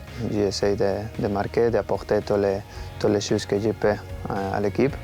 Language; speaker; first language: French; non-native, learner; Spanish